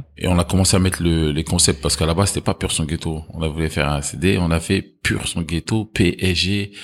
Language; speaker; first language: French; early bilingual, other home language; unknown